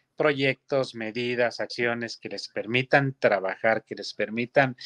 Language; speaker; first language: Spanish; native; Spanish